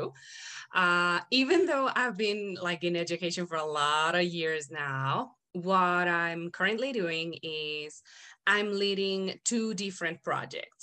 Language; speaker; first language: English; non-native, fluent; Spanish